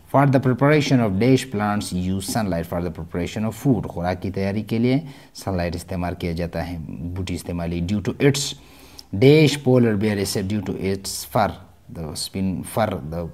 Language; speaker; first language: Urdu; non-native, local second language; Pashto